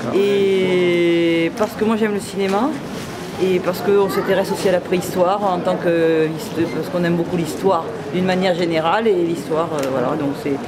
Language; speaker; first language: French; native; French